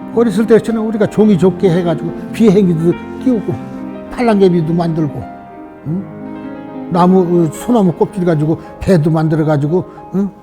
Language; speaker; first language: Korean; native; Korean